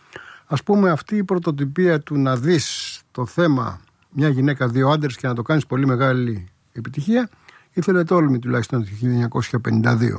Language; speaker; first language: Greek; native; Greek